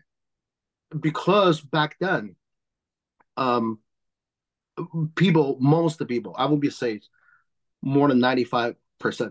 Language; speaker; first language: English; non-native, learner; Chinese